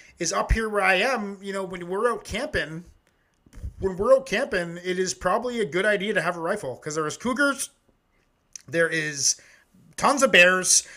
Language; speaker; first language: English; native; English